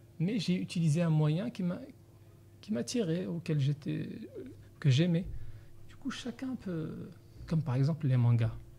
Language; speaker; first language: French; non-native, fluent; Arabic